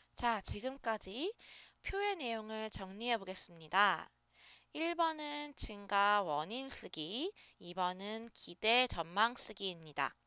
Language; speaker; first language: Korean; native; Korean